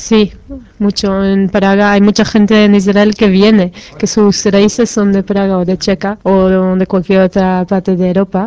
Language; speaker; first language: Spanish; non-native, fluent; Hebrew